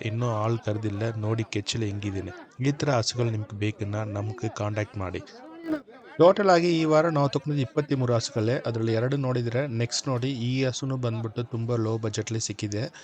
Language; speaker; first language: Kannada; non-native, local second language; Tamil